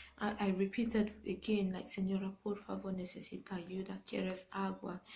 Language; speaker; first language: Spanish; non-native, learner; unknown